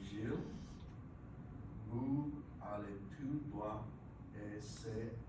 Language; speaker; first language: French; non-native, learner; English